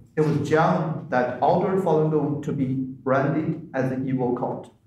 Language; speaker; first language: English; non-native, fluent; Chinese